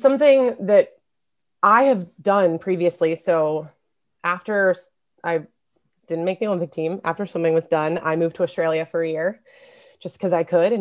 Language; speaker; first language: English; native; English